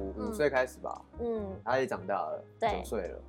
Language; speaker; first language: Chinese; native; Chinese